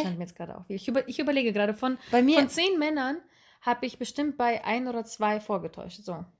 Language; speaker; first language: German; native; German